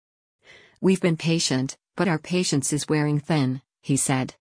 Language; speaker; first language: English; native; English